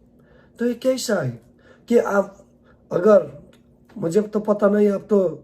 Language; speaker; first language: Hindi; non-native, learner; Nepali